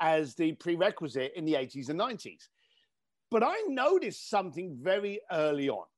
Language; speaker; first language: English; native; English